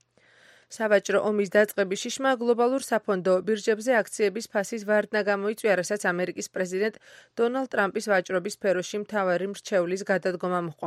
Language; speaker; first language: Georgian; native; Georgian